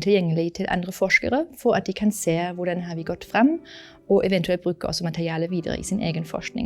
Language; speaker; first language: Norwegian; native; Norwegian